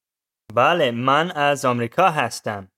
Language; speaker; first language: Persian; non-native, learner; English